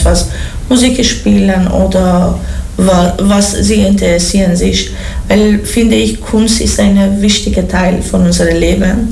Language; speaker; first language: German; non-native, learner; Persian